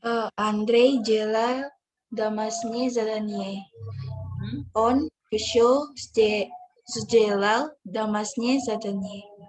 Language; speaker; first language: Russian; non-native, learner; Indonesian